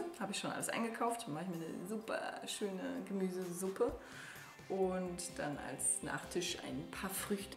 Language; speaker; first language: German; native; German